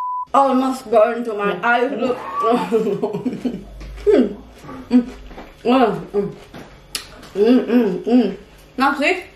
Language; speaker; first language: English; non-native, fluent; Indonesian